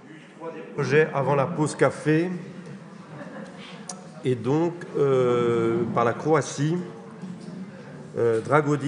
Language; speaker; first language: French; native; French